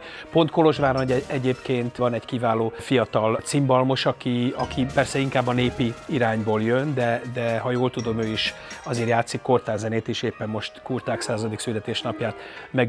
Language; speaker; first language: Hungarian; native; Hungarian